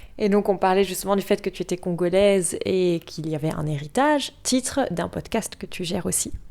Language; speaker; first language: French; native; French